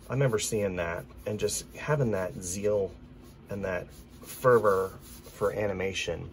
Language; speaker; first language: English; native; English